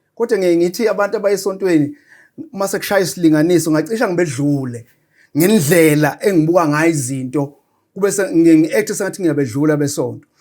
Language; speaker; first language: Zulu; native; Zulu